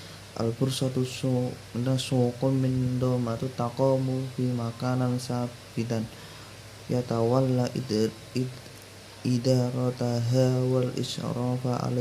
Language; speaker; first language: Arabic; non-native, learner; Indonesian